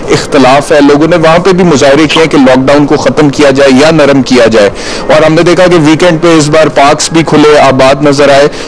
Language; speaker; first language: Urdu; native; Urdu